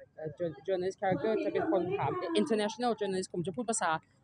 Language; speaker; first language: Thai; non-native, learner; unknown